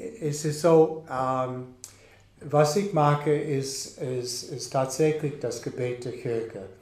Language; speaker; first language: German; non-native, fluent; English